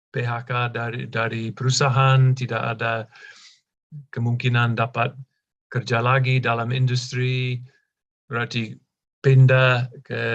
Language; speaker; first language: Indonesian; non-native, fluent; English